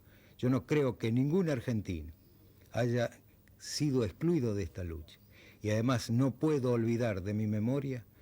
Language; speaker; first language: Spanish; native; Spanish